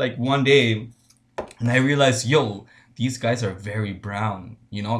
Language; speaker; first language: English; non-native, fluent; Spanish